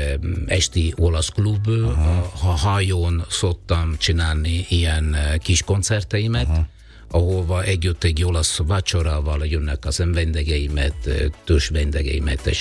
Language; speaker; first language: Hungarian; non-native, learner; Italian